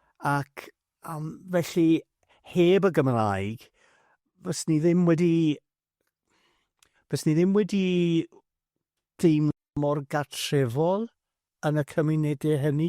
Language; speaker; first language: Welsh; non-native, fluent; English